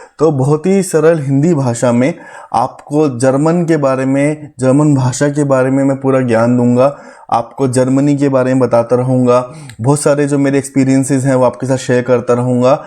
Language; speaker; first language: Hindi; native; Hindi